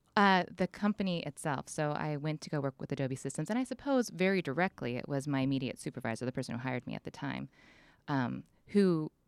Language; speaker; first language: English; native; English